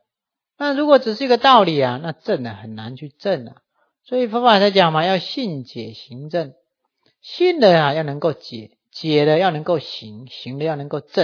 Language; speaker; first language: Chinese; native; Chinese